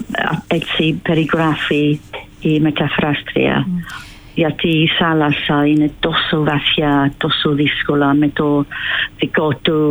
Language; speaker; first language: Greek; non-native, fluent; English